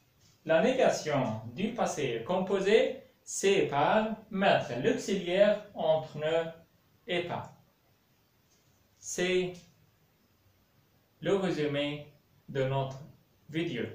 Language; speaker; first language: French; non-native, fluent; Arabic